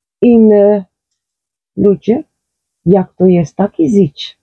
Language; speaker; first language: Polish; non-native, learner; Dutch